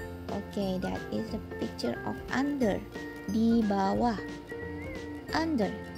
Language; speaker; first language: English; non-native, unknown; Indonesian